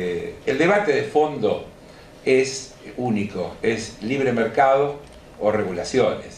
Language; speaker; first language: Spanish; native; Spanish